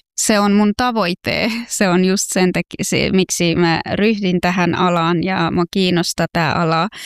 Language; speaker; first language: Finnish; non-native, fluent; Persian